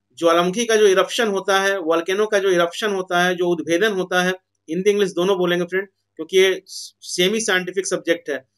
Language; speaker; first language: Hindi; native; Hindi